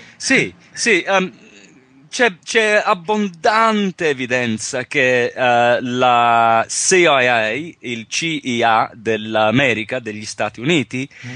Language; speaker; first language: Italian; early bilingual, heritage; Italian